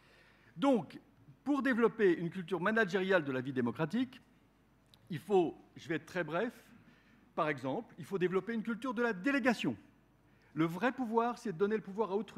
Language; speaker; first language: French; native; French